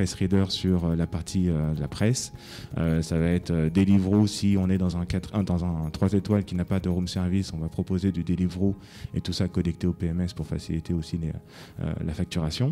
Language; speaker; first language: French; native; French